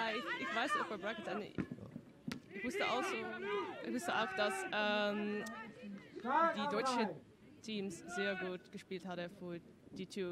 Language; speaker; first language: German; non-native, learner; Dutch